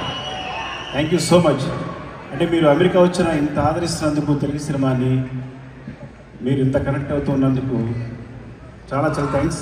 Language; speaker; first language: Telugu; native; Telugu